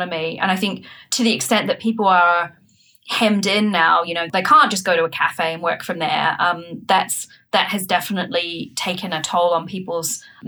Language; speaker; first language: English; native; English